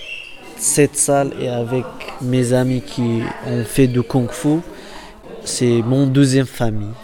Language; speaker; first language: French; non-native, learner; Central Kurdish